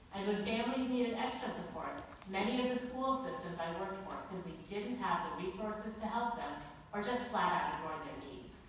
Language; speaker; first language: English; native; English